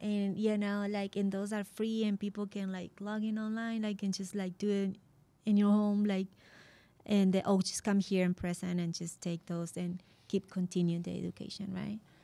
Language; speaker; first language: English; non-native, fluent; Spanish